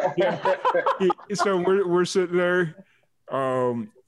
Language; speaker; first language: English; native; English